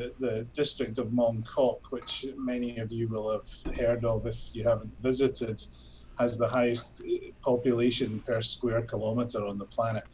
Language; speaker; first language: English; native; English